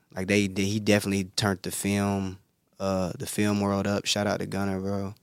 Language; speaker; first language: English; native; English